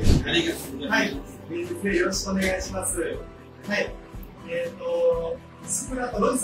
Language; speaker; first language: Japanese; native; Japanese